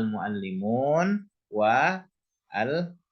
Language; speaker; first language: Arabic; non-native, fluent; Indonesian